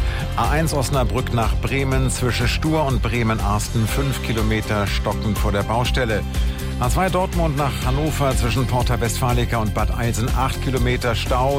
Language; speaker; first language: German; native; German